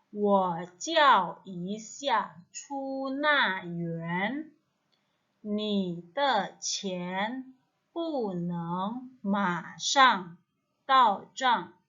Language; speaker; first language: Chinese; non-native, fluent; Indonesian